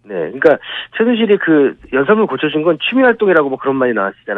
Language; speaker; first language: Korean; native; Korean